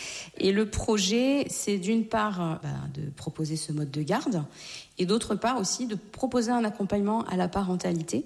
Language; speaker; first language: French; native; French